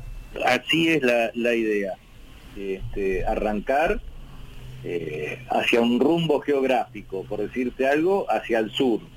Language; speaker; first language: Spanish; native; Spanish